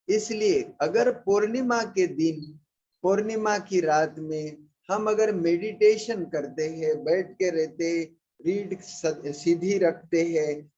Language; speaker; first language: Hindi; non-native, local second language; Marathi